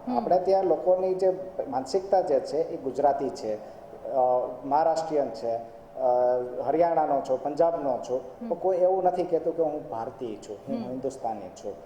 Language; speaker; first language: Gujarati; native; Gujarati